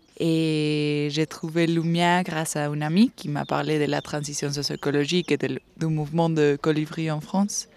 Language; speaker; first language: French; non-native, fluent; Spanish